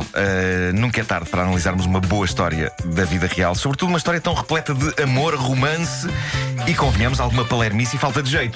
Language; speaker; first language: Portuguese; native; Portuguese